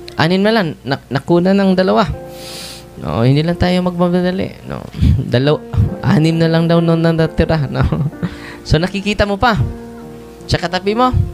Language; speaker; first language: Filipino; non-native, local second language; Cebuano